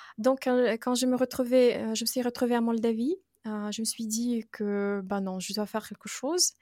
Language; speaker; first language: French; non-native, fluent; Russian